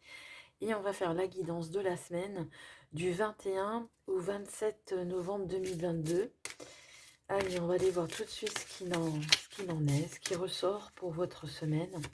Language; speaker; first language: French; native; French